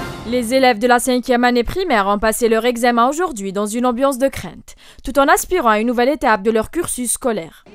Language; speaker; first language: French; non-native, local second language; Arabic